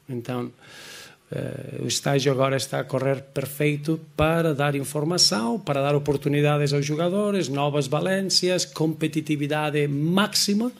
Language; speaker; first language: Portuguese; non-native, fluent; Spanish